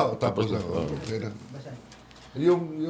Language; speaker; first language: Filipino; non-native, local second language; Chavacano